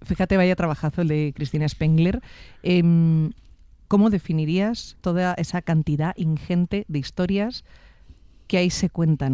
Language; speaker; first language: Spanish; native; Spanish